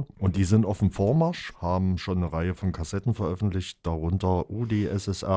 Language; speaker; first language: German; native; German